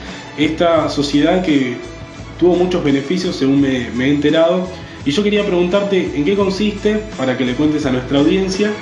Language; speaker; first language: Spanish; native; Spanish